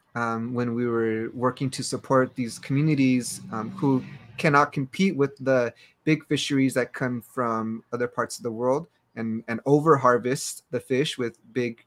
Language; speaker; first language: English; native; English